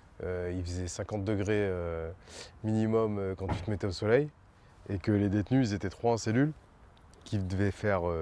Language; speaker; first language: French; native; French